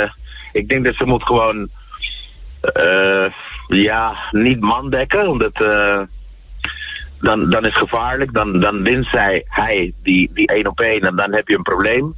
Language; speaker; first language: Dutch; non-native, fluent; Spanish